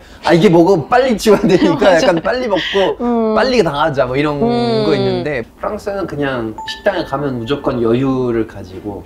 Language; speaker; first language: Korean; non-native, fluent; French